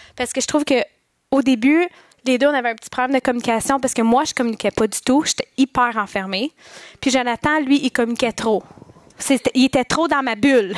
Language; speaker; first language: French; native; French